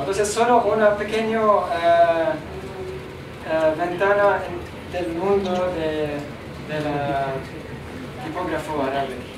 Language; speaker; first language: Spanish; non-native, learner; Arabic